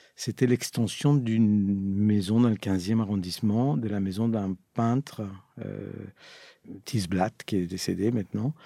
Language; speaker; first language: French; non-native, fluent; Spanish